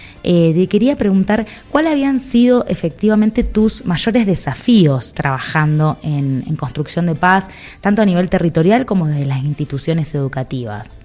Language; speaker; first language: Spanish; native; Spanish